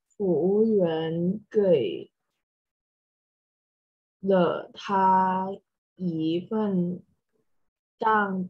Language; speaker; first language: Chinese; non-native, learner; Thai